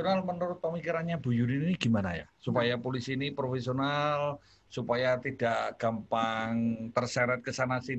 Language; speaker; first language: Indonesian; native; Indonesian